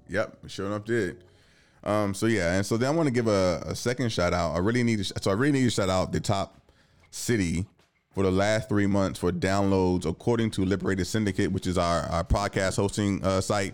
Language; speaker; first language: English; native; English